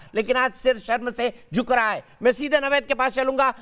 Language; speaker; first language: Hindi; native; Hindi